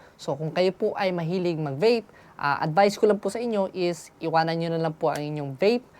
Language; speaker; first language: Filipino; non-native, local second language; Cebuano